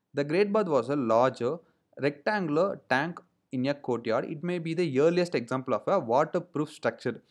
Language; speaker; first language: English; non-native, local second language; Tamil